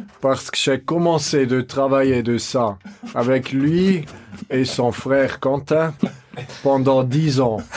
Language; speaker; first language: French; non-native, fluent; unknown